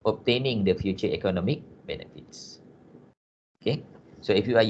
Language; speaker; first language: English; non-native, local second language; Malay